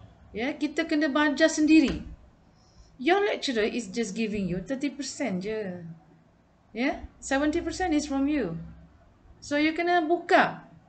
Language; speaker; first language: English; non-native, local second language; Malay